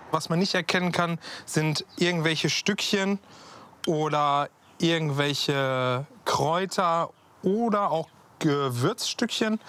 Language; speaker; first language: German; native; German